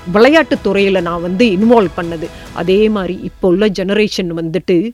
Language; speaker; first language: Tamil; early bilingual, heritage; Tamil